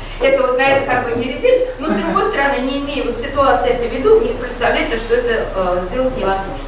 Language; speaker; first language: Russian; native; Russian